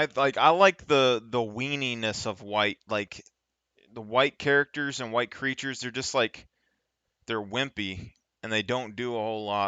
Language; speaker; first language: English; native; English